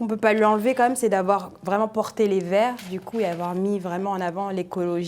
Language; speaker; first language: French; native; French